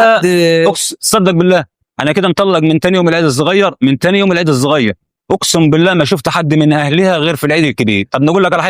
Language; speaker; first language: Arabic; native; Arabic